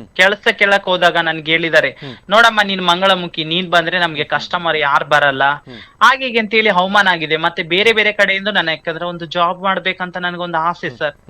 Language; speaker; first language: Kannada; native; Kannada